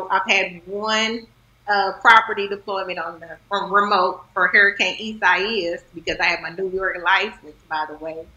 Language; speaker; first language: English; native; English